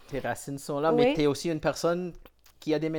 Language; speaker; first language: French; non-native, local second language; English